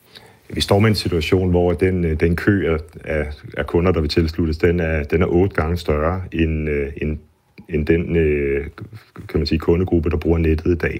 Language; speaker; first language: Danish; native; Danish